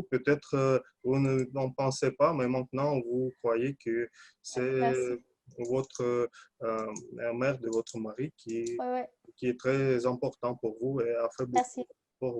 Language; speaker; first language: French; non-native, fluent; Russian